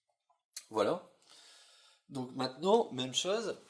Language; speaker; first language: French; native; French